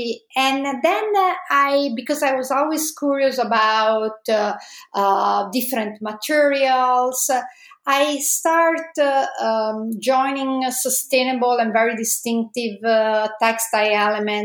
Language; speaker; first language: English; non-native, fluent; Italian